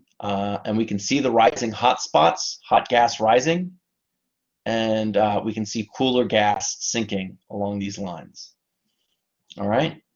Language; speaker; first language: English; native; English